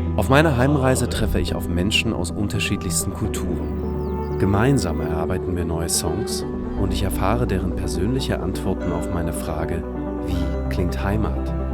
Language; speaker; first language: German; native; German